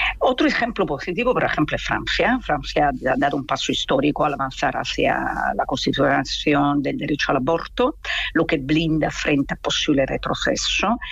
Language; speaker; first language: Spanish; non-native, fluent; Italian